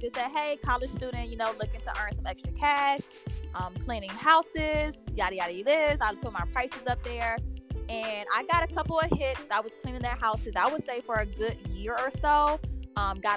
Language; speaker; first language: English; native; English